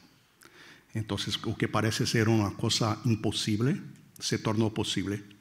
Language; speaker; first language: Spanish; non-native, fluent; Portuguese